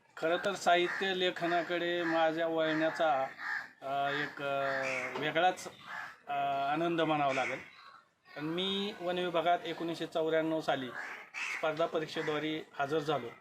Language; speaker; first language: Marathi; native; Marathi